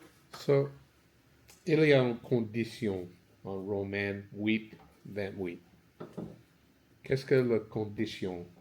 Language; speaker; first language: French; non-native, learner; English